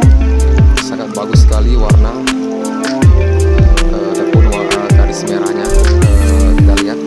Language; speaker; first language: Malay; non-native, local second language; Achinese